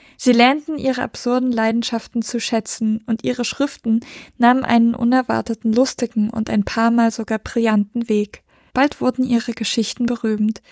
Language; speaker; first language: German; native; German